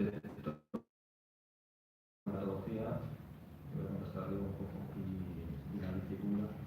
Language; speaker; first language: Spanish; native; Spanish